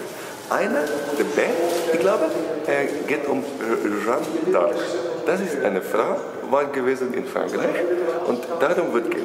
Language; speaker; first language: German; non-native, learner; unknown